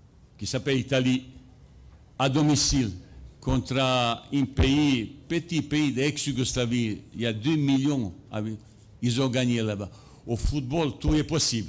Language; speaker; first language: French; non-native, fluent; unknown